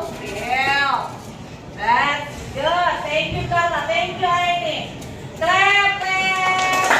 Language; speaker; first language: English; non-native, learner; Indonesian